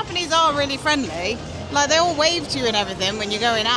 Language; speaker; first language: English; native; English